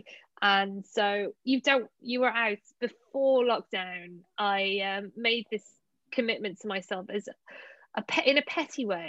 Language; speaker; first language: English; native; English